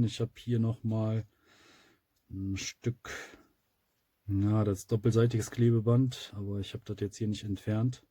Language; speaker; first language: German; native; German